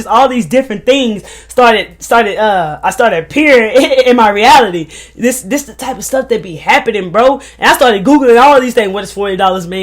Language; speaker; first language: English; native; English